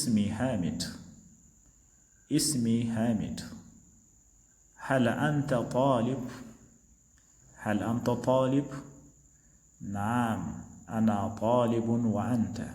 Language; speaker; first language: Arabic; non-native, fluent; Wolof